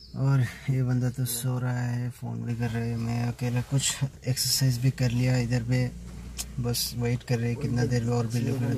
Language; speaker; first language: Hindi; non-native, local second language; Bangla